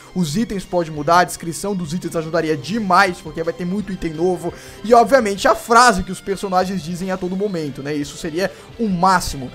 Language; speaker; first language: Portuguese; native; Portuguese